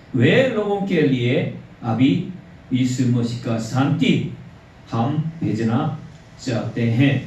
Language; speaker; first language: Hindi; non-native, fluent; Korean